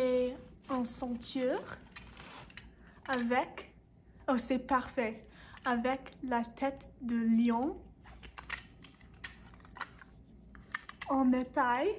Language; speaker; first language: French; non-native, learner; English